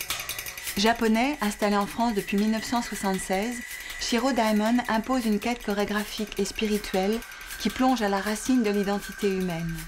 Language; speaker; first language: French; native; French